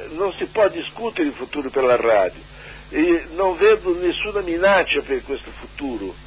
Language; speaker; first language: Italian; non-native, fluent; Portuguese